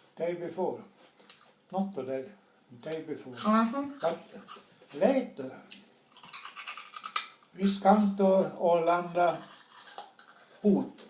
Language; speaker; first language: English; non-native, learner; Swedish